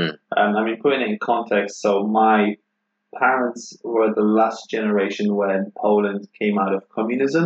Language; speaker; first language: English; non-native, fluent; Polish